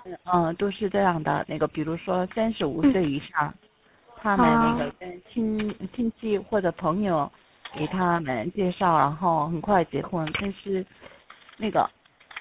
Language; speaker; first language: Chinese; non-native, fluent; Korean